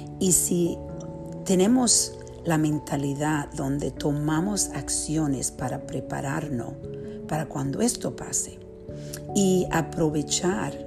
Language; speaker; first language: Spanish; early bilingual, heritage; Spanish